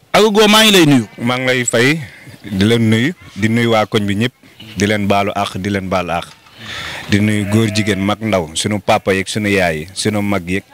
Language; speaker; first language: Wolof; non-native, local second language; Fula